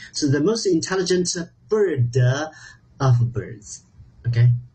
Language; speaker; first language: English; non-native, fluent; Chinese